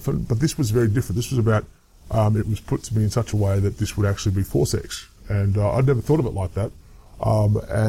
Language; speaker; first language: English; native; English